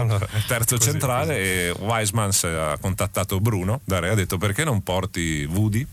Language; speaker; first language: Italian; native; Italian